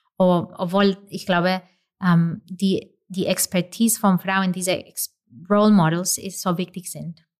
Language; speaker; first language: German; non-native, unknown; Spanish